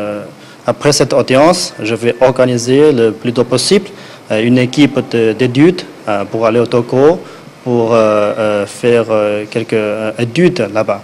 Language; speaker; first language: French; non-native, fluent; Chinese